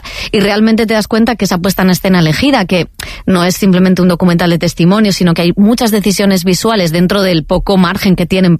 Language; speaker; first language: Spanish; native; Spanish